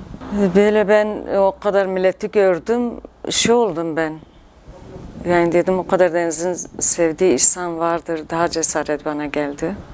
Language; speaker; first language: Turkish; non-native, local second language; Kurdish